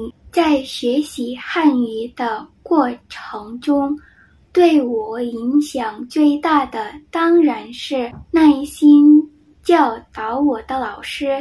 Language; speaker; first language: Chinese; non-native, fluent; Indonesian